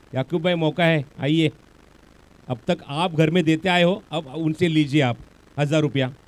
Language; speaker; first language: Hindi; non-native, local second language; Marathi